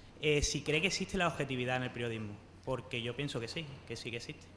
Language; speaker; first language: Spanish; native; Spanish